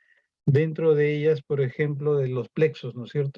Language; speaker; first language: Spanish; native; Spanish